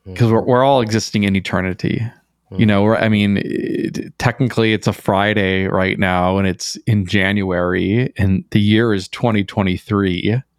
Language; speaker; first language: English; native; English